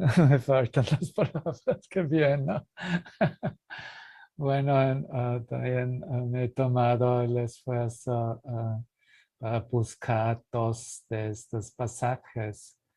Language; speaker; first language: Spanish; non-native, fluent; German